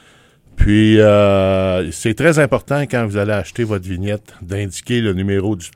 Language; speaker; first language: French; native; French